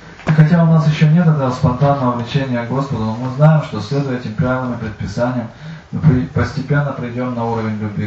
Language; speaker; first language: Russian; native; Russian